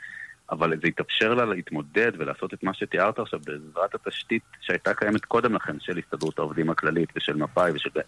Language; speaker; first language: Hebrew; native; Hebrew